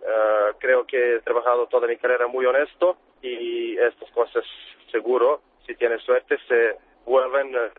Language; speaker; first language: Spanish; non-native, fluent; Serbian